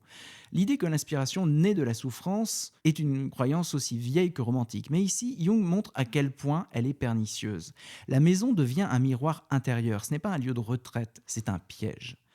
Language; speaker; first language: French; native; French